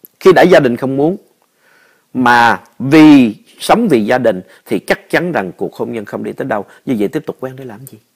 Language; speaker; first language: Vietnamese; native; Vietnamese